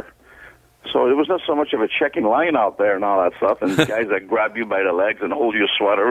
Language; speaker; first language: English; native; English